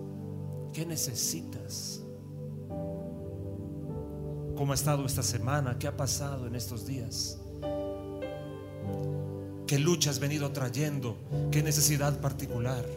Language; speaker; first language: Spanish; native; Spanish